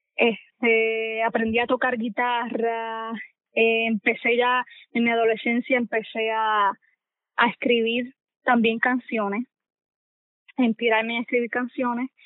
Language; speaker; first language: Spanish; native; Spanish